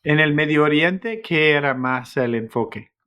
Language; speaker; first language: Spanish; non-native, fluent; English